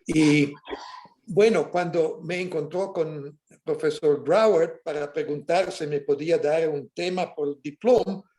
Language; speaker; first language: Spanish; non-native, fluent; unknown